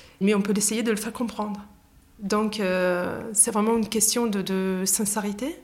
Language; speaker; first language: French; non-native, fluent; Italian